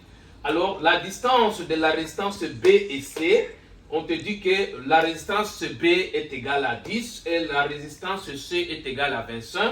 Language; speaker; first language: French; non-native, learner; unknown